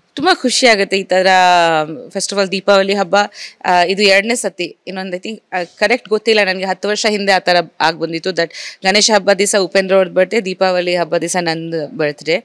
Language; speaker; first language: Kannada; non-native, fluent; Bangla